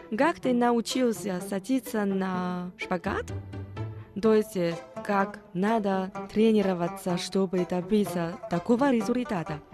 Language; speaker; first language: Russian; non-native, fluent; Chinese